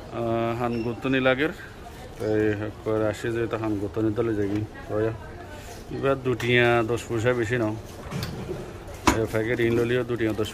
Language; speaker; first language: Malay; non-native, learner; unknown